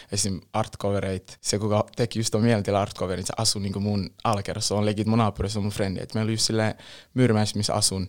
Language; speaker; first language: Finnish; early bilingual, other home language; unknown